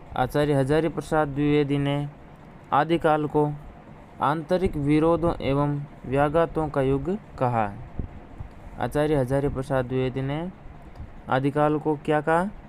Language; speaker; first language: Hindi; native; Hindi